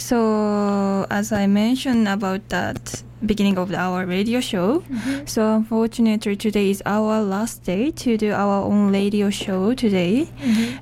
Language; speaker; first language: English; non-native, learner; Japanese